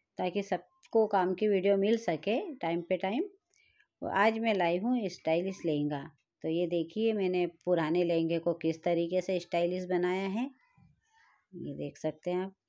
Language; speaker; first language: Hindi; native; Hindi